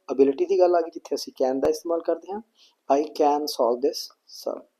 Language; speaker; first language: Hindi; non-native, local second language; Punjabi